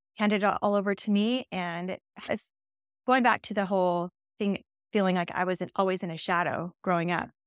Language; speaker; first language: English; native; English